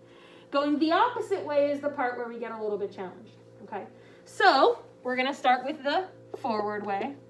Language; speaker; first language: English; native; English